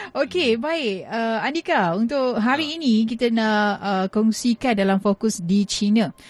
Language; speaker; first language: Malay; native; Malay